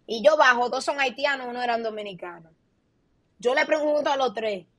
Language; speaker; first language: Spanish; early bilingual, other home language; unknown